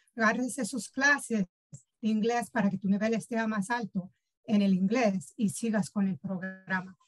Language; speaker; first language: Spanish; early bilingual, heritage; Spanish